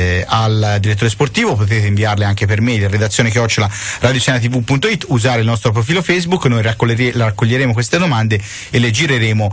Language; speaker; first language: Italian; native; Italian